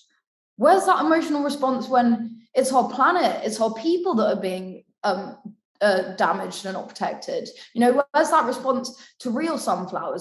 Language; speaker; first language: English; native; English